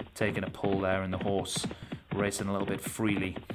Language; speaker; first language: English; native; English